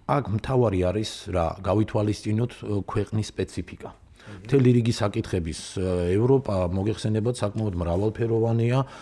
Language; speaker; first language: Georgian; native; Georgian